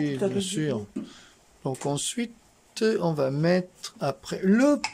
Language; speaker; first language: French; native; French